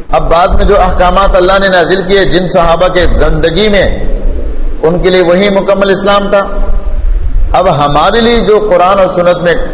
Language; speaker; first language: Urdu; non-native, local second language; Pashto